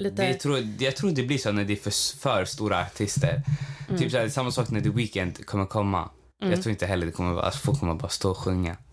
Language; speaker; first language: Swedish; native; Swedish